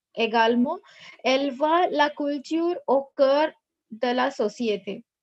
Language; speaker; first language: French; non-native, learner; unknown